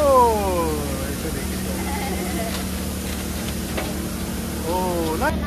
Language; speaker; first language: Japanese; non-native, learner; English